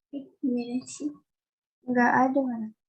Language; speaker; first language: Indonesian; native; Indonesian